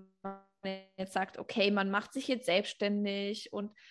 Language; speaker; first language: German; native; German